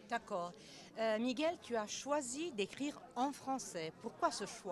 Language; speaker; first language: French; non-native, local second language; Italian